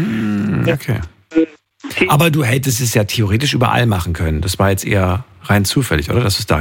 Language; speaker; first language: German; native; German